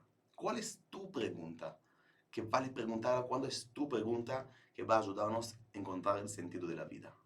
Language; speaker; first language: Spanish; non-native, fluent; Hebrew